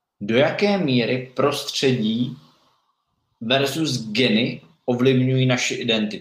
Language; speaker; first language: Czech; native; Czech